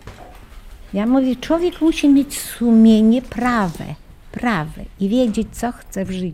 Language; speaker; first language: Polish; native; Polish